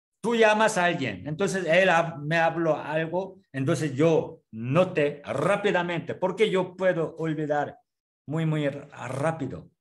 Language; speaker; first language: Spanish; non-native, learner; Korean